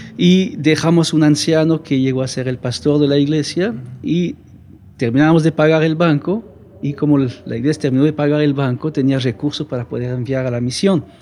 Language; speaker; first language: Spanish; non-native, fluent; French